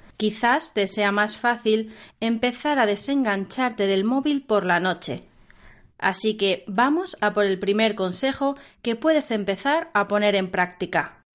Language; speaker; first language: Spanish; native; Spanish